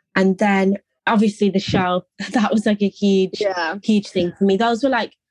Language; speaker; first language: English; native; English